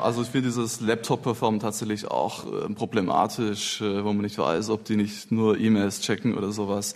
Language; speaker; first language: German; native; German